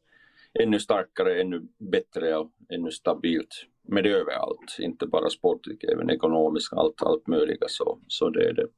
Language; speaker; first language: Swedish; non-native, fluent; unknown